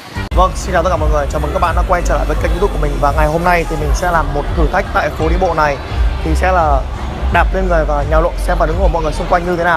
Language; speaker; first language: Vietnamese; non-native, local second language; Hmong